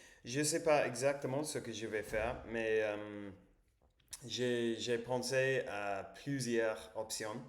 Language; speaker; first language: French; non-native, learner; English